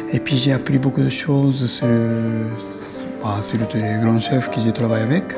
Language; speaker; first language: French; non-native, fluent; Japanese